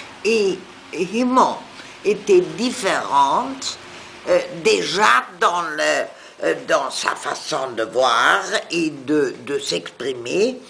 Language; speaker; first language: French; non-native, fluent; German